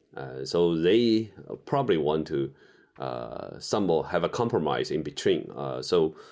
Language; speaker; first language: English; non-native, fluent; Chinese